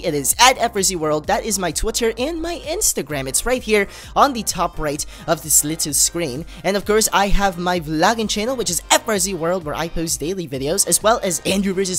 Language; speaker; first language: English; native; English